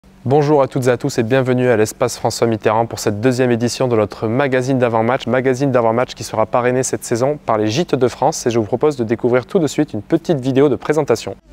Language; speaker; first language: French; native; French